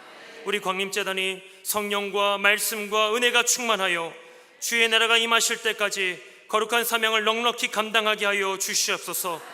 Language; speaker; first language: Korean; native; Korean